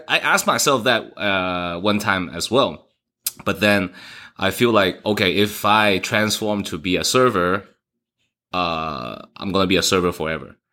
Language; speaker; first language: English; early bilingual, other home language; Cantonese